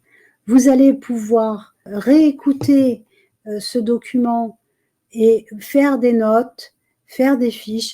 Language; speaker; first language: French; native; French